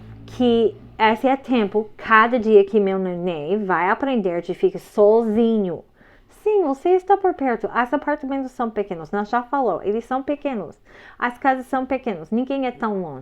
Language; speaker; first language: Portuguese; non-native, fluent; English